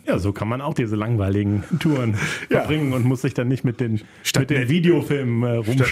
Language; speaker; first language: German; native; German